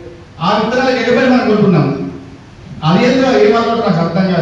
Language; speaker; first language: Telugu; native; Telugu